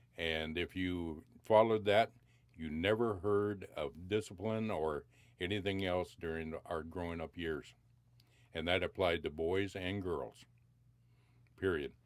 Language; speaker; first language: English; native; English